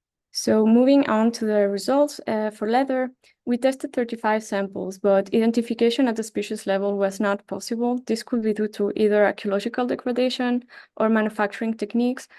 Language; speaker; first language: English; non-native, fluent; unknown